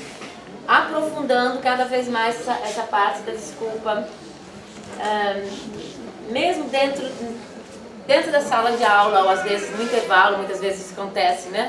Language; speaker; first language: Portuguese; non-native, fluent; Dutch